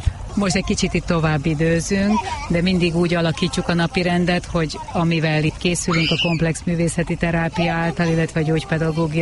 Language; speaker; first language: Hungarian; native; Hungarian